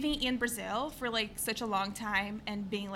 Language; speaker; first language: English; non-native, fluent; Portuguese